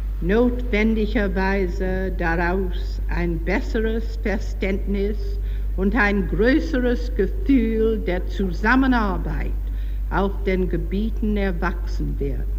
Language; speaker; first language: German; non-native, learner; English